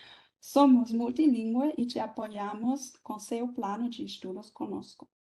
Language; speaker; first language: Portuguese; non-native, fluent; German